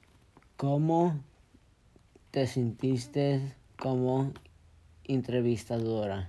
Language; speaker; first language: Spanish; early bilingual, heritage; Spanish